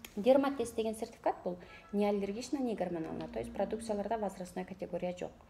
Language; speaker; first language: Russian; non-native, local second language; Kyrgyz